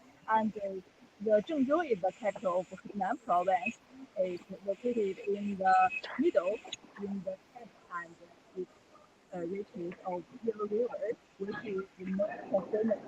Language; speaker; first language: English; non-native, learner; Chinese